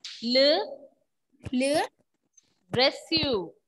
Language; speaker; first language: French; non-native, fluent; Malayalam